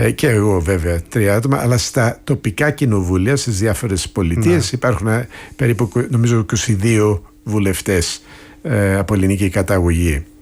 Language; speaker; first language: Greek; early bilingual, heritage; Greek